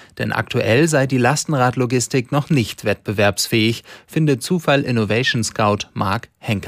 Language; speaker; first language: German; native; German